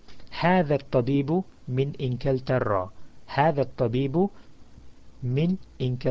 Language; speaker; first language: Arabic; non-native, fluent; English